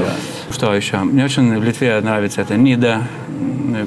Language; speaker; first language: Russian; non-native, fluent; Lithuanian